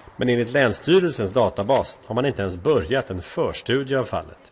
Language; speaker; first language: Swedish; native; Swedish